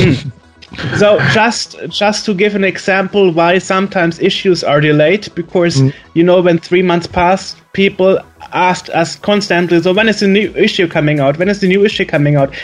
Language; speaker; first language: English; non-native, fluent; German